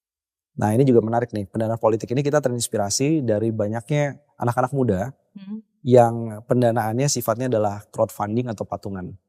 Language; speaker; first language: Indonesian; native; Indonesian